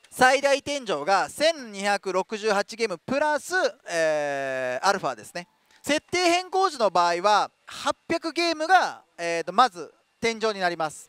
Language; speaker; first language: Japanese; native; Japanese